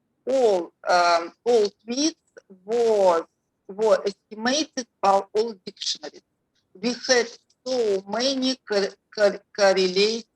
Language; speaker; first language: English; non-native, learner; Russian